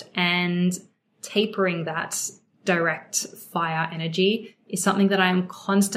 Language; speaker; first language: English; native; English